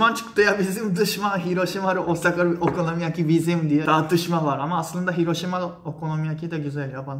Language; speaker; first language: Turkish; non-native, fluent; Japanese